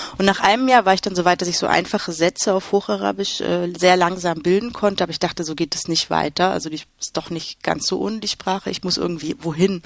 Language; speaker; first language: German; native; German